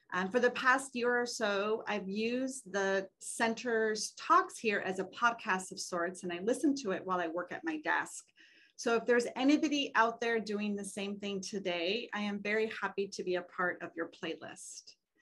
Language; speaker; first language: English; native; English